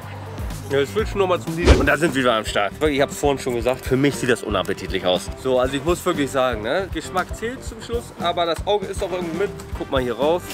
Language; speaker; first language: German; native; German